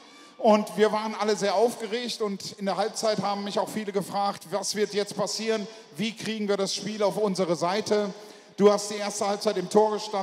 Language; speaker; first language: German; native; German